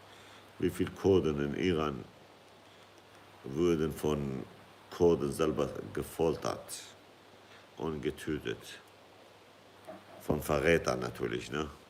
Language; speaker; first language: German; non-native, fluent; Kurdish